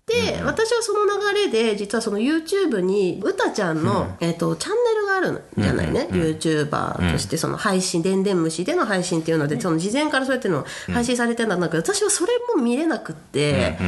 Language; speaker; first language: Japanese; native; Japanese